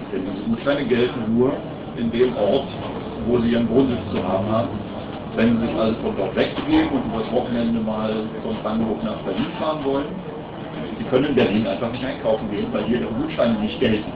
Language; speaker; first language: German; native; German